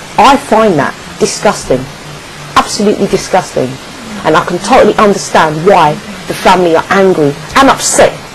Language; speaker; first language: English; native; English